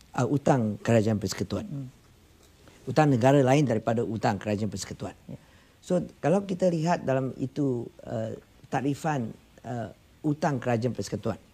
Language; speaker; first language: Malay; non-native, local second language; Chinese